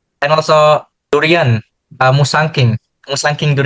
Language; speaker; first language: English; non-native, learner; Indonesian